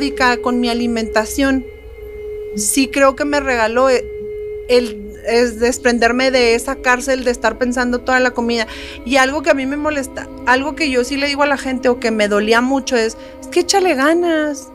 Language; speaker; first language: Spanish; native; Spanish